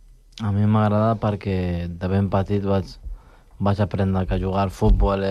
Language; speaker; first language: Catalan; non-native, local second language; Spanish